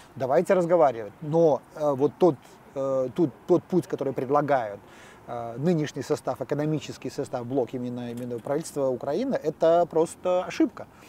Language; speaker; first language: Russian; native; Russian